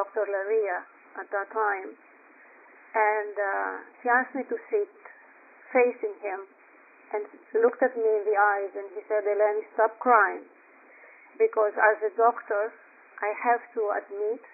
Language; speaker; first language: English; non-native, fluent; Greek